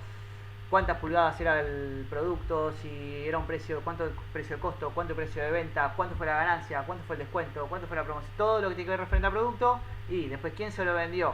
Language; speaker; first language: Spanish; native; Spanish